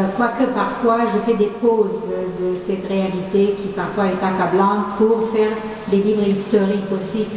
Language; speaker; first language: French; non-native, fluent; Romanian